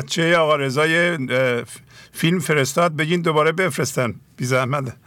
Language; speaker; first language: Persian; native; Persian